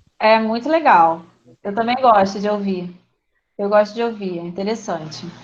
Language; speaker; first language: Portuguese; native; Portuguese